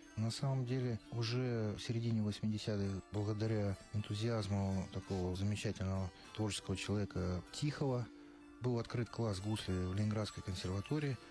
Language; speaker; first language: Russian; native; Russian